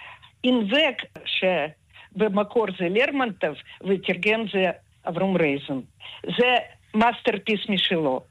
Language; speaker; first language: Hebrew; non-native, fluent; Russian